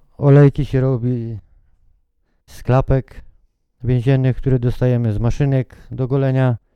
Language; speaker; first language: Polish; native; Polish